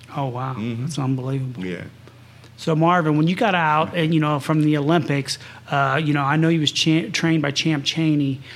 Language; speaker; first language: English; native; English